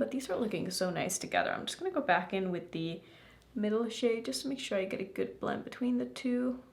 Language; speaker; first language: English; native; English